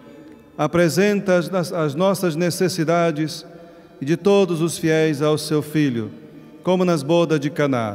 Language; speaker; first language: Portuguese; native; Portuguese